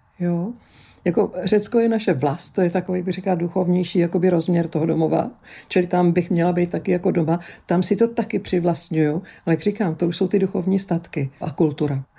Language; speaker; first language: Czech; early bilingual, other home language; Greek